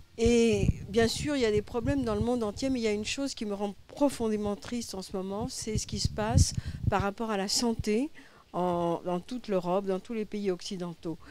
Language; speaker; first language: French; native; French